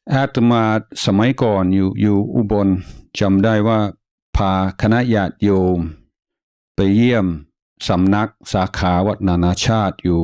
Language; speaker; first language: Thai; non-native, fluent; English